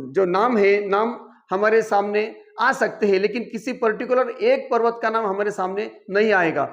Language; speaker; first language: Hindi; non-native, local second language; Marathi